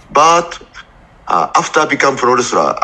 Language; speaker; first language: English; non-native, learner; Japanese